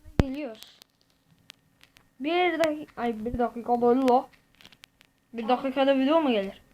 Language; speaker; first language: Turkish; native; Turkish